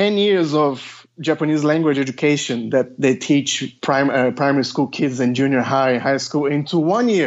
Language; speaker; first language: English; non-native, fluent; Portuguese